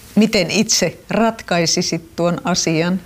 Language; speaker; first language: Finnish; native; Finnish